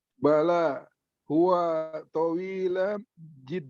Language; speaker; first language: Arabic; non-native, learner; Indonesian